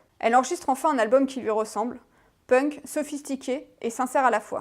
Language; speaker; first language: French; native; French